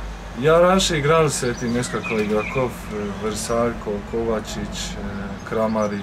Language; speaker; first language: Russian; non-native, learner; Croatian